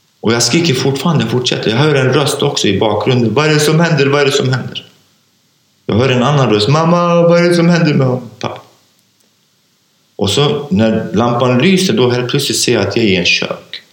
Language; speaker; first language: Swedish; non-native, fluent; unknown